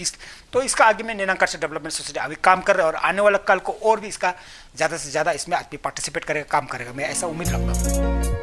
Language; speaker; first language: Hindi; non-native, local second language; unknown